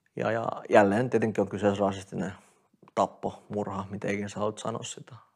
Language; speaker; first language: Finnish; early bilingual, other home language; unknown